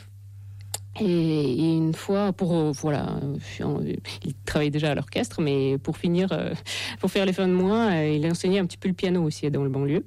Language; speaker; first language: French; non-native, fluent; Russian